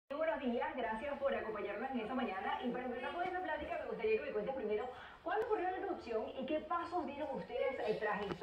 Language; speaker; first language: Spanish; native; Spanish